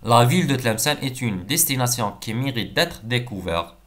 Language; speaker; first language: French; non-native, local second language; Arabic